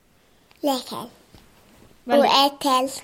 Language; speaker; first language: Swedish; early bilingual, other home language; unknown